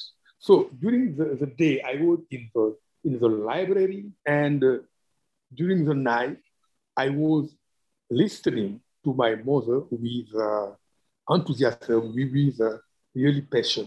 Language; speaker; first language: English; non-native, fluent; Wolof